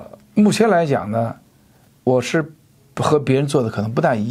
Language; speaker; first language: Chinese; native; Chinese